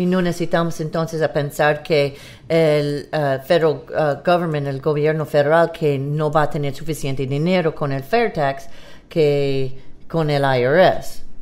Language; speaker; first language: Spanish; non-native, learner; English